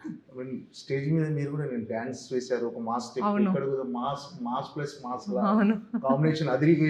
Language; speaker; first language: Telugu; native; Telugu